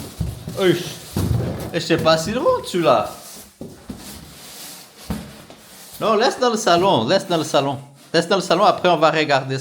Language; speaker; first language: French; non-native, fluent; Portuguese